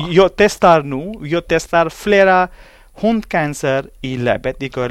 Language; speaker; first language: Swedish; non-native, learner; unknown